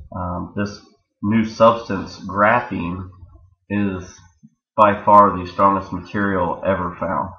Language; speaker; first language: English; native; English